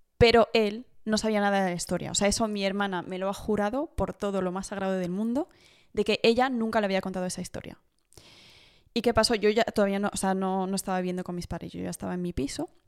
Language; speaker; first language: Spanish; early bilingual, heritage; Spanish